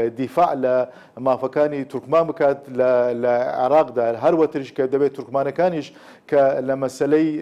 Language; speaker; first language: Central Kurdish; non-native, local second language; Turkish